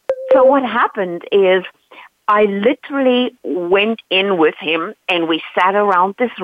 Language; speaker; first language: English; non-native, local second language; Dutch